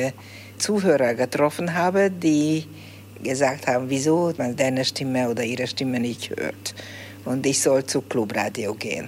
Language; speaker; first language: German; early bilingual, heritage; Hungarian